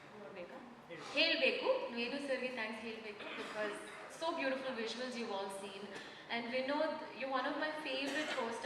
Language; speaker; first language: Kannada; non-native, learner; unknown